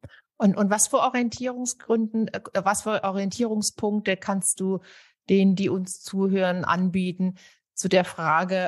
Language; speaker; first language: German; native; German